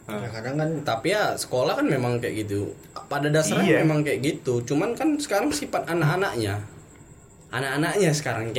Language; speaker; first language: Indonesian; native; Indonesian